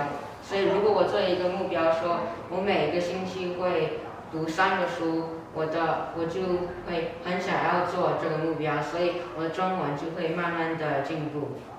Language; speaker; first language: Chinese; non-native, learner; English